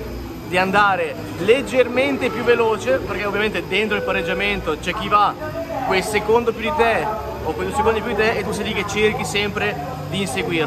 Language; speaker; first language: Italian; native; Italian